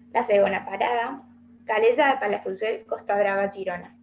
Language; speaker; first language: Catalan; non-native, learner; Spanish